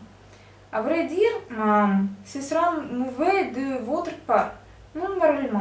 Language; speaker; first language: French; non-native, learner; Russian